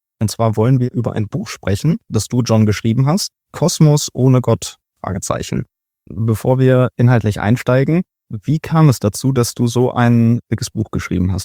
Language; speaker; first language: German; native; German